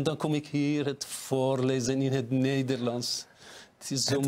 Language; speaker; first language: Dutch; non-native, fluent; Persian